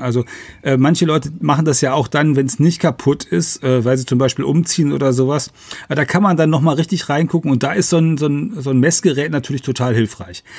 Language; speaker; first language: German; native; German